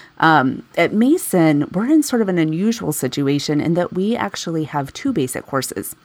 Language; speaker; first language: English; native; English